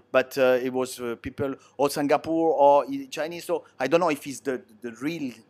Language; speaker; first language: English; non-native, learner; Italian